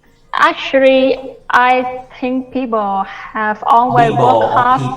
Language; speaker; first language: English; non-native, learner; Vietnamese